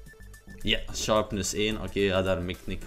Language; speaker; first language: Dutch; native; Dutch